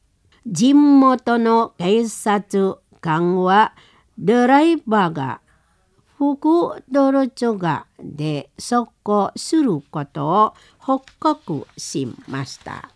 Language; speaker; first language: Japanese; non-native, learner; Indonesian